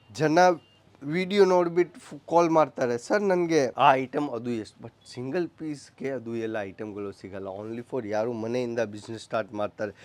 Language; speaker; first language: Kannada; non-native, local second language; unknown